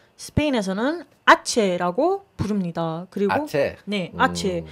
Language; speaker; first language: Korean; non-native, fluent; Spanish